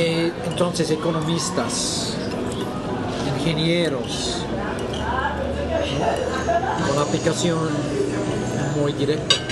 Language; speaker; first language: Spanish; non-native, fluent; English